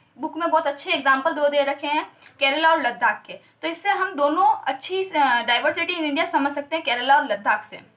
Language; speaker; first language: Hindi; native; Hindi